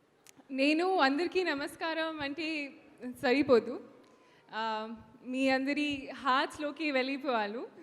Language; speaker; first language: Telugu; non-native, learner; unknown